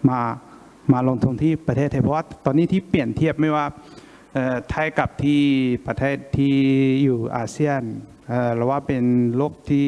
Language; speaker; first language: Thai; non-native, fluent; Chinese